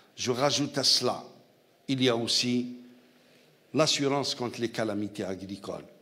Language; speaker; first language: French; non-native, local second language; Arabic